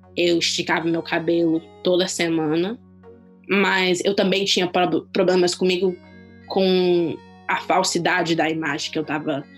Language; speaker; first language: Portuguese; non-native, fluent; English